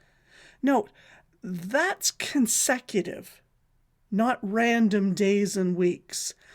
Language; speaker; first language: English; native; English